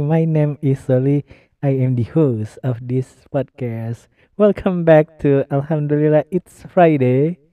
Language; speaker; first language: English; non-native, learner; Indonesian